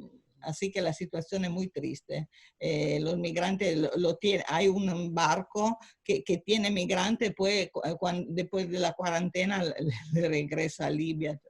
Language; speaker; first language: Spanish; non-native, fluent; Italian